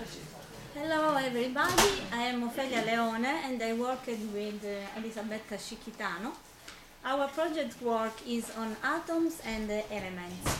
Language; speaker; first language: English; non-native, fluent; Italian